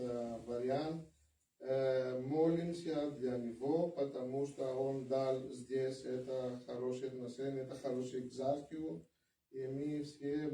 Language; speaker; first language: Russian; non-native, learner; Greek